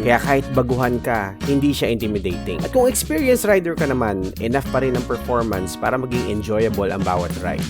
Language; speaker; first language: Filipino; native; Filipino